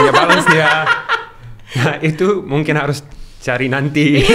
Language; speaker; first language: Indonesian; non-native, learner; English